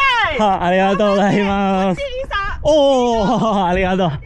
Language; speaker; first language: Japanese; non-native, learner; Chinese